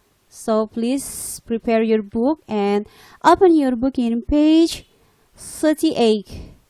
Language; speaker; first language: English; non-native, learner; Indonesian